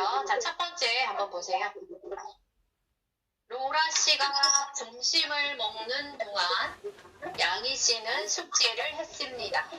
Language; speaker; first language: Korean; native; Korean